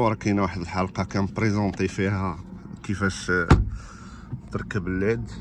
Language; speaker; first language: Arabic; native; Arabic